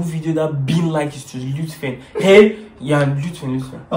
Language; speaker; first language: Turkish; non-native, learner; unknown